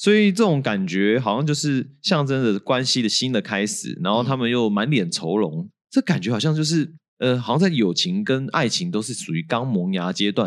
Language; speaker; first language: Chinese; native; Chinese